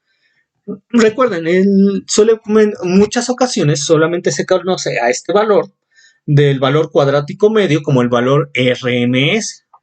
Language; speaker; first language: Spanish; native; Spanish